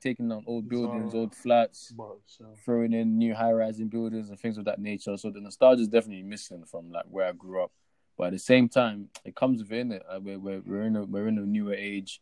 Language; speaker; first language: English; early bilingual, other home language; Yoruba